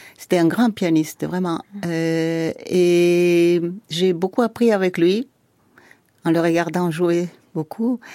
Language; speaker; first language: French; non-native, fluent; Spanish